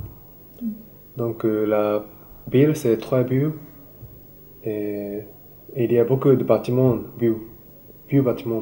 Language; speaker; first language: French; non-native, learner; Japanese